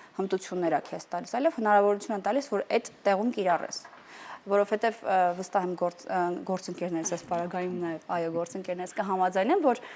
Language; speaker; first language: Armenian; native; Armenian